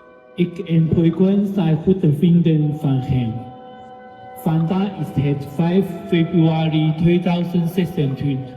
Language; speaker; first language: Dutch; non-native, learner; Cantonese